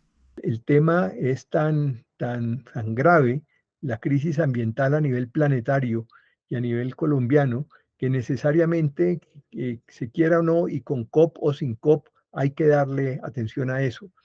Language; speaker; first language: Spanish; native; Spanish